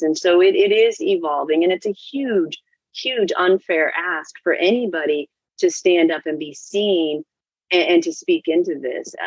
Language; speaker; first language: English; native; English